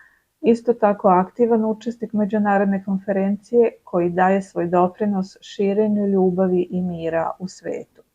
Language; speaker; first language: Serbian; native; Serbian